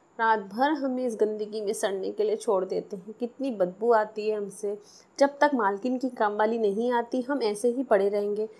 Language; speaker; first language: Hindi; non-native, local second language; Marathi